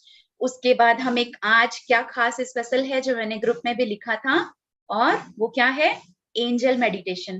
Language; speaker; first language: Hindi; native; Hindi